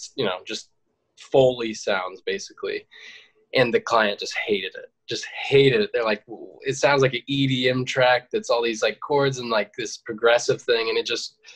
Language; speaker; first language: English; native; English